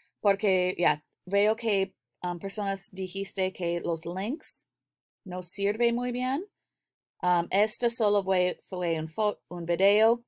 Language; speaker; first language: Spanish; non-native, learner; English